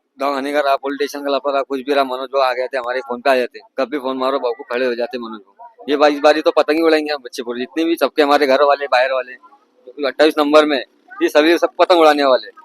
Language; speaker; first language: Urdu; non-native, local second language; Marathi